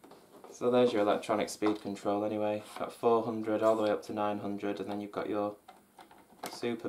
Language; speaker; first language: English; native; English